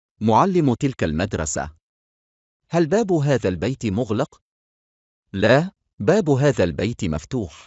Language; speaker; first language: Arabic; non-native, fluent; Bangla